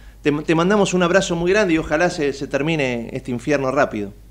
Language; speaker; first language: Spanish; native; Spanish